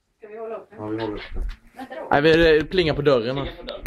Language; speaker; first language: Swedish; native; Swedish